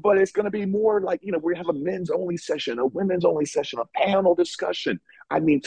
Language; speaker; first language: English; native; English